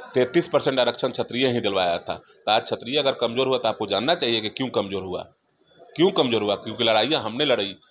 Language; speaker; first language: Hindi; native; Hindi